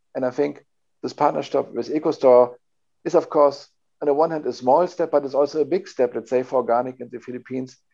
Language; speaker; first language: English; non-native, fluent; German